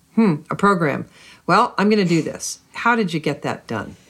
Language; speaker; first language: English; native; English